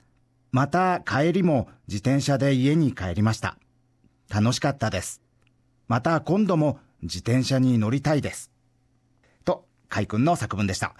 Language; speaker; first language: Japanese; native; Japanese